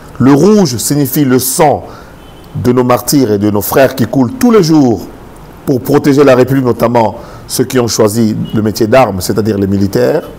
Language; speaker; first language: French; non-native, local second language; Lingala